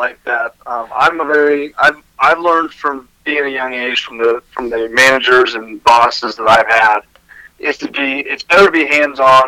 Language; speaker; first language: English; native; English